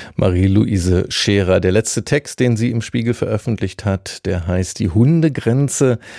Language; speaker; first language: German; native; German